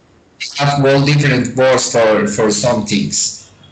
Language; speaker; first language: English; non-native, fluent; Spanish